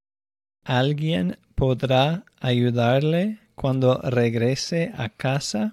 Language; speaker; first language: Spanish; non-native, fluent; English